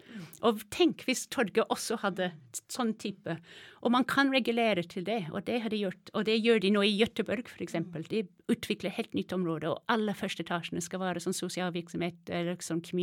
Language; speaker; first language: Norwegian; non-native, fluent; English